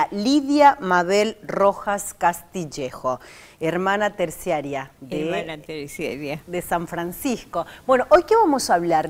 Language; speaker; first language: Spanish; native; Spanish